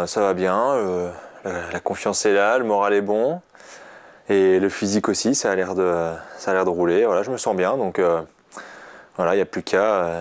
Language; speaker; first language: French; native; French